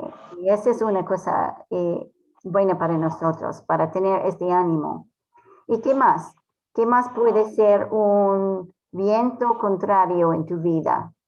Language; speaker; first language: Spanish; non-native, fluent; English